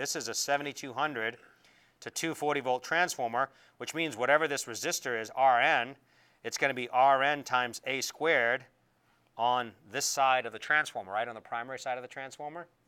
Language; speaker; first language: English; native; English